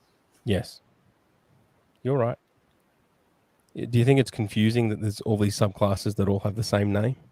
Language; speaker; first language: English; native; English